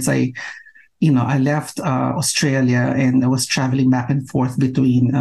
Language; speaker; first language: English; non-native, local second language; Filipino